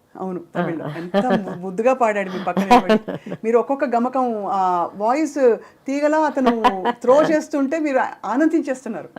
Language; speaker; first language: Telugu; native; Telugu